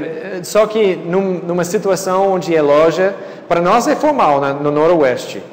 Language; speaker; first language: Portuguese; non-native, fluent; English